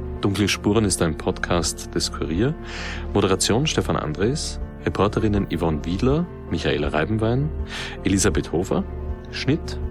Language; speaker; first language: German; native; German